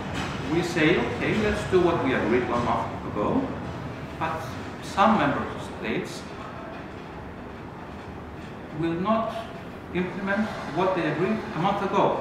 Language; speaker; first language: English; non-native, fluent; Greek